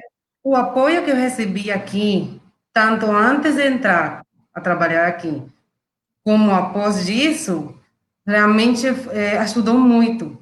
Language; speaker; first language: Portuguese; non-native, fluent; Spanish